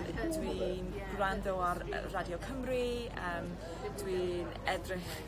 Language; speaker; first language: Welsh; non-native, learner; English